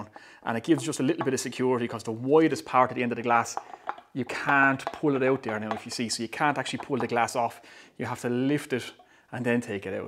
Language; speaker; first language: English; native; English